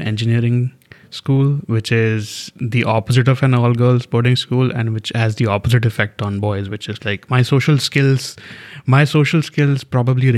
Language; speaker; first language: English; non-native, local second language; Hindi